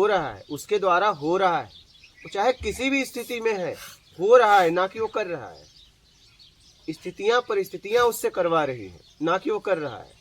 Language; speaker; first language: Hindi; native; Hindi